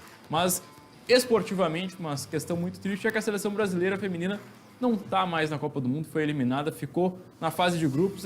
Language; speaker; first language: Portuguese; native; Portuguese